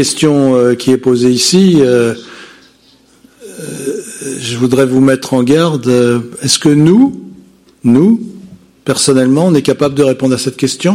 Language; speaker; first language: French; native; French